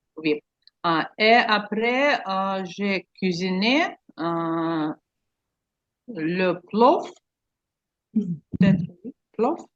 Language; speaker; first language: French; non-native, learner; Ukrainian